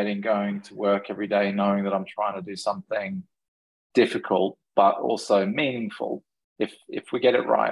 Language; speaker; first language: English; native; English